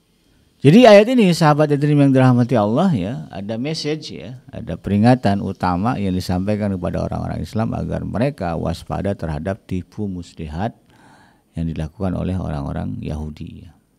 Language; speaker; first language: Indonesian; native; Indonesian